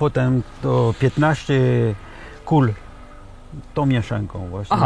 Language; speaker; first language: Polish; early bilingual, heritage; French